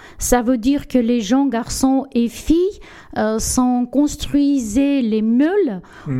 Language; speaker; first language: French; non-native, learner; Armenian